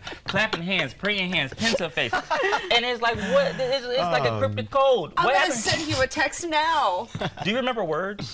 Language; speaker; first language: English; native; English